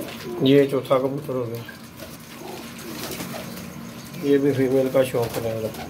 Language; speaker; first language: Hindi; non-native, local second language; Punjabi